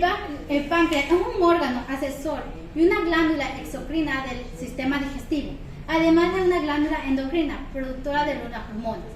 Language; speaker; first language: Spanish; native; Spanish